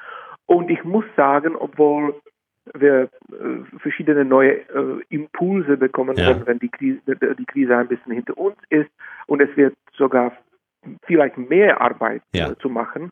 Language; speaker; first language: German; non-native, fluent; Czech